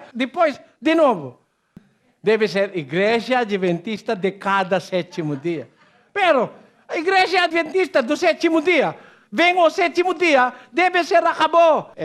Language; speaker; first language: Portuguese; non-native, learner; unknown